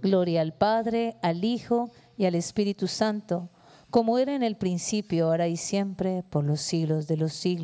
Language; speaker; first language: Spanish; native; Spanish